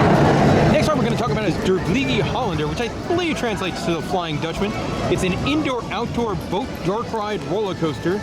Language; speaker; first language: English; native; English